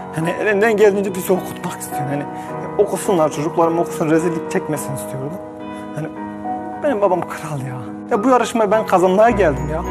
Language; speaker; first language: Turkish; non-native, local second language; Kurdish